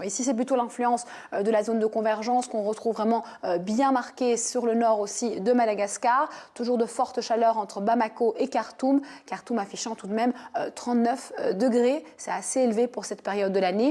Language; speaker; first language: French; native; French